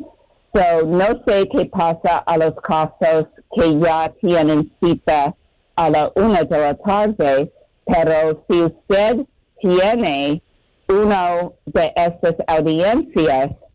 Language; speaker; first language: Spanish; non-native, learner; English